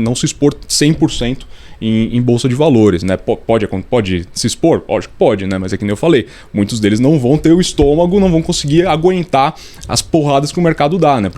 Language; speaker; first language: Portuguese; native; Portuguese